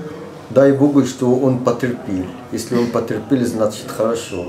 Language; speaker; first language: Russian; non-native, learner; Arabic